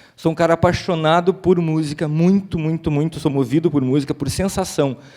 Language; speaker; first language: Portuguese; native; Portuguese